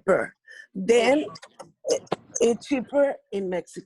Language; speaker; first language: English; non-native, learner; Spanish